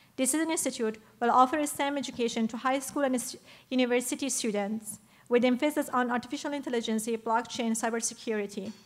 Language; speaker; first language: English; non-native, fluent; Persian